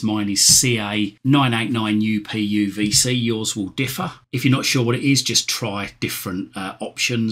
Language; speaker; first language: English; native; English